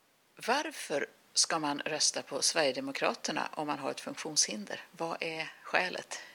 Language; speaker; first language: Swedish; native; Swedish